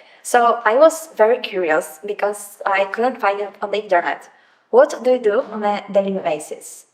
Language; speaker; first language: English; non-native, fluent; Polish